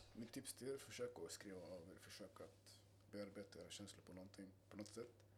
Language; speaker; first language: Swedish; early bilingual, other home language; Arabic